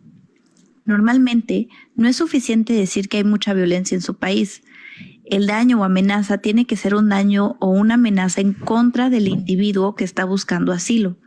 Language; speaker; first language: Spanish; native; Spanish